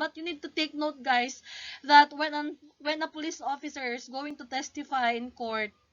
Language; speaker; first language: English; non-native, local second language; Filipino